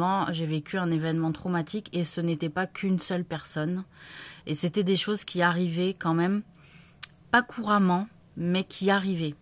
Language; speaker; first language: French; native; French